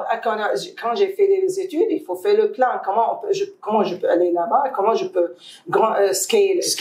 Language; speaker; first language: French; non-native, fluent; Arabic